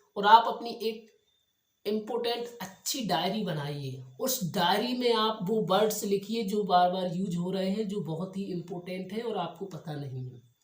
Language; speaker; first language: Hindi; native; Hindi